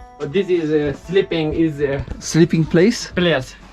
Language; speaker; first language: English; non-native, learner; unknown